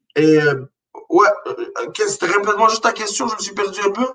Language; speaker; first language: French; non-native, local second language; Arabic